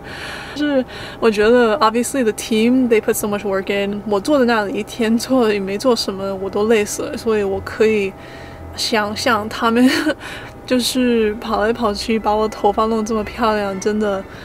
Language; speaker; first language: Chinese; early bilingual, heritage; Chinese